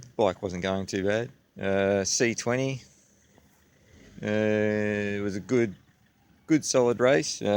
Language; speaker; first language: English; native; English